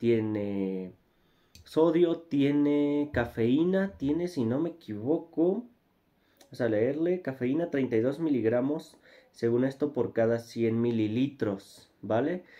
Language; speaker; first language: Spanish; native; Spanish